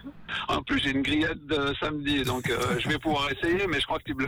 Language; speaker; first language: French; native; French